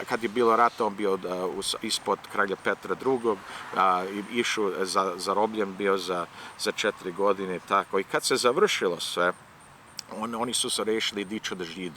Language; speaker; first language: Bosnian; early bilingual, heritage; Serbian